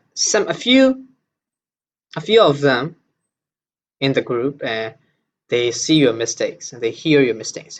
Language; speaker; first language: English; non-native, fluent; Burmese